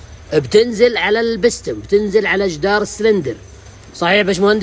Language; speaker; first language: Arabic; native; Arabic